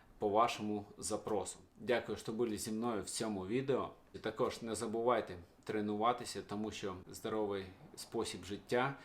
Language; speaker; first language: Ukrainian; non-native, local second language; Russian